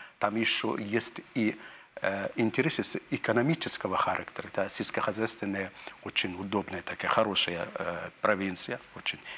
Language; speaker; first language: Russian; non-native, fluent; Arabic